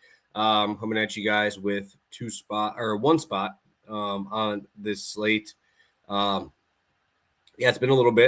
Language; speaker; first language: English; native; English